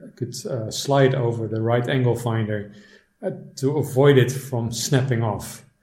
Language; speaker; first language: English; non-native, fluent; Dutch